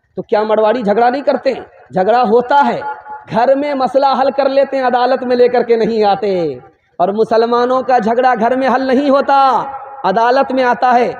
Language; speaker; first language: Urdu; non-native, local second language; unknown